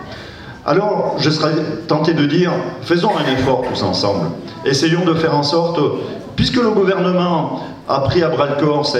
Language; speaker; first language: French; native; French